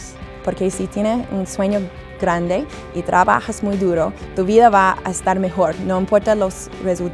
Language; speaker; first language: Spanish; non-native, learner; English